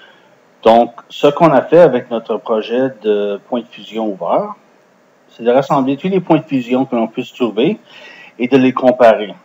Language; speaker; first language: French; non-native, fluent; English